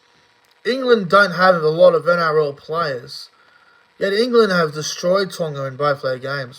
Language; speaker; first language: English; native; English